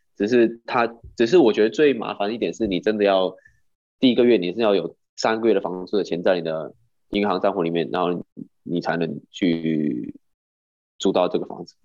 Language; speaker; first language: Chinese; non-native, local second language; Cantonese